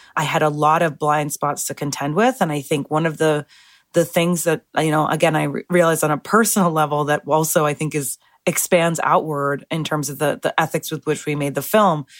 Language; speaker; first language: English; early bilingual, other home language; Spanish